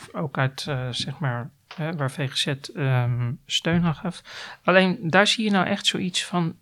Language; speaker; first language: Dutch; native; Dutch